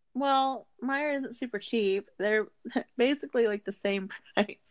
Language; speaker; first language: English; native; English